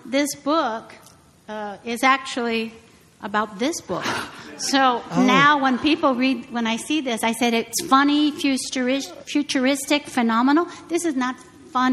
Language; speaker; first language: English; native; English